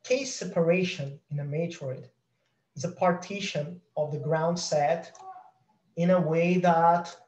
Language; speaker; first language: English; non-native, fluent; Portuguese